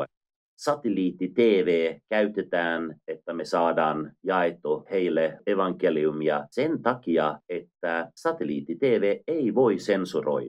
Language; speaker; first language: Finnish; non-native, fluent; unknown